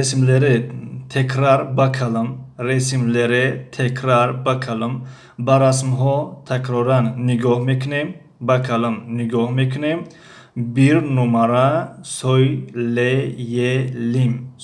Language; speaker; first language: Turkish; non-native, fluent; Tajik